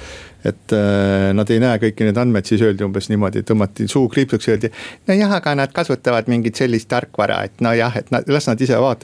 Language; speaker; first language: Estonian; native; Estonian